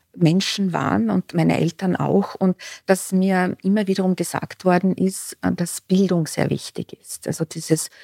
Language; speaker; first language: German; native; German